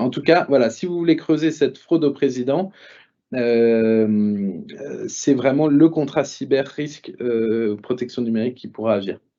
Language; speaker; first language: French; native; French